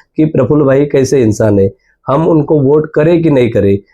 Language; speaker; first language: Hindi; non-native, local second language; Marathi